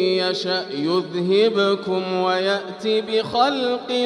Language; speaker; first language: Arabic; native; Arabic